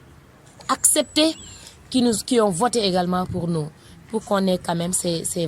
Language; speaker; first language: French; non-native, local second language; Wolof